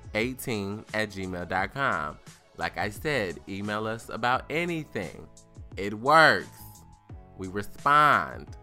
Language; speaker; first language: English; native; English